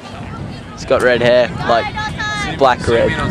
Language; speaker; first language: English; native; English